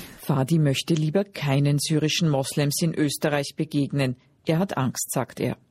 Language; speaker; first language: German; native; German